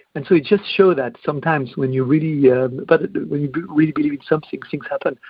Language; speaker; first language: English; non-native, fluent; French